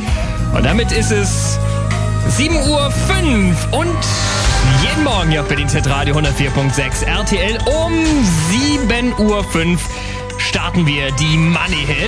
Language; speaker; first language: German; native; German